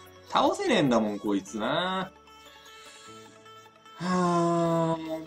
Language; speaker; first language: Japanese; native; Japanese